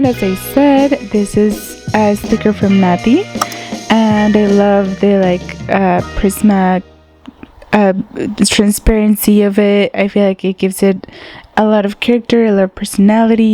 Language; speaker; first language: English; non-native, fluent; Spanish